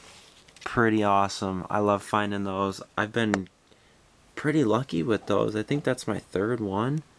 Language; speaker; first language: English; native; English